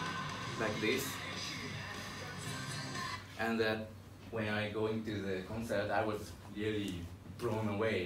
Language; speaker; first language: English; non-native, learner; Japanese